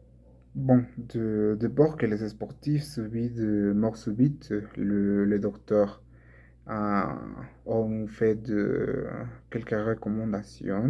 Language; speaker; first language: French; non-native, learner; Spanish